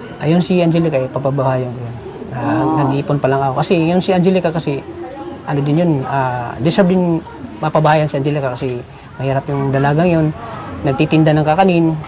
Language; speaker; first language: Filipino; non-native, local second language; Cebuano